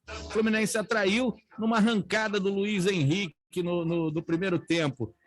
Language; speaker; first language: Portuguese; native; Portuguese